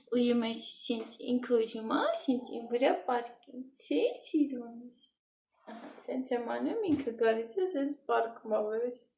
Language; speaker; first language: Armenian; native; Armenian